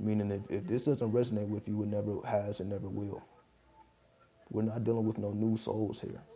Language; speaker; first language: English; native; English